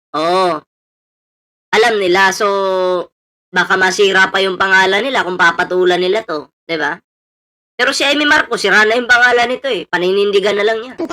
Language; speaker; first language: Filipino; non-native, local second language; Cebuano